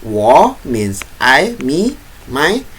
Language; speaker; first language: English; non-native, fluent; Indonesian